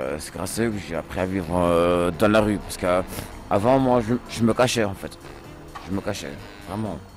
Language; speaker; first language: French; early bilingual, other home language; Portuguese